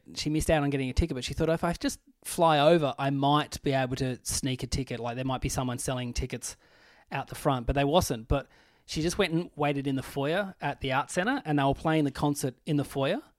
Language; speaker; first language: English; native; English